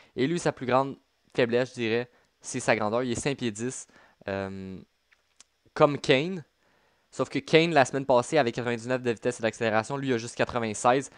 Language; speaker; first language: French; native; French